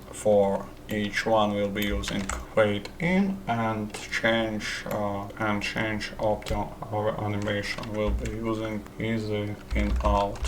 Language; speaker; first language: English; non-native, fluent; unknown